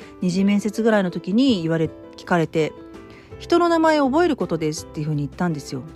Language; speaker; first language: Japanese; native; Japanese